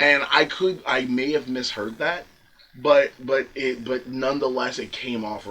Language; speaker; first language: English; native; English